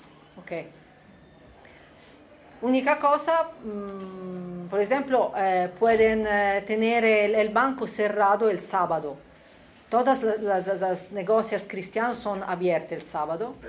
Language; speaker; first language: Spanish; non-native, learner; Italian